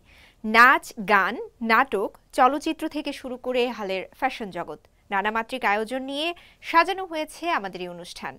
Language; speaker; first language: Bangla; native; Bangla